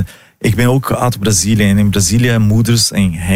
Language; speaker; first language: Dutch; non-native, learner; Portuguese